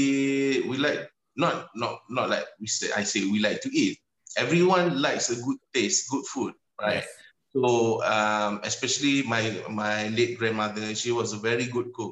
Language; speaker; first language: English; non-native, local second language; Malay